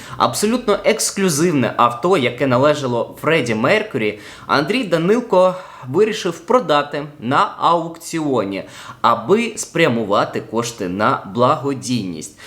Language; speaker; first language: Ukrainian; native; Ukrainian